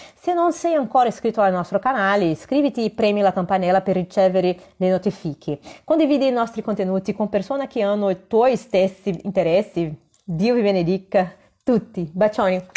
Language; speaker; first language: Italian; non-native, fluent; Portuguese